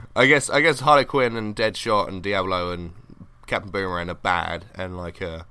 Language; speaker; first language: English; native; English